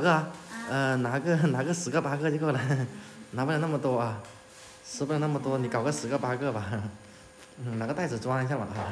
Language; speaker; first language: Chinese; native; Chinese